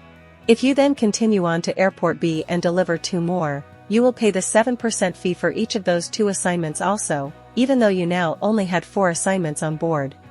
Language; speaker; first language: English; native; English